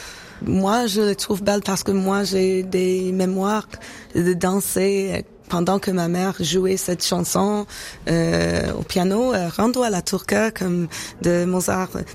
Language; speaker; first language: French; non-native, local second language; English